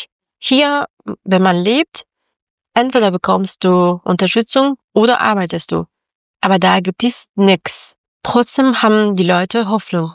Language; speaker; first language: German; non-native, learner; Persian